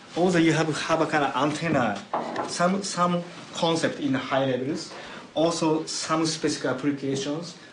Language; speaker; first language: English; non-native, fluent; Japanese